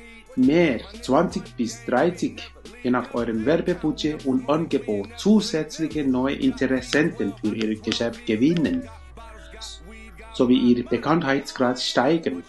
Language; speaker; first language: German; non-native, learner; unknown